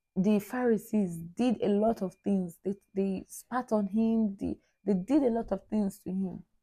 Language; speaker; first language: English; non-native, local second language; Igbo